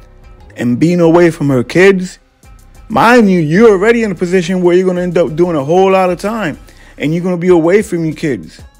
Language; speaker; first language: English; native; English